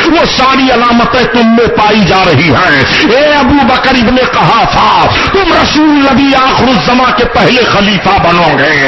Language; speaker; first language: Urdu; native; Urdu